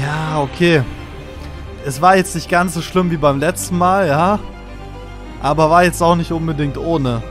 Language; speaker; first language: German; native; German